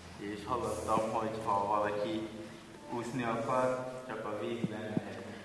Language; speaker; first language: Hungarian; non-native, learner; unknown